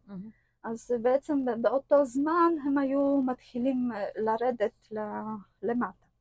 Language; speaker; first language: Hebrew; non-native, fluent; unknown